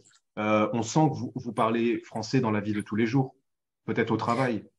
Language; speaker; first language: French; native; French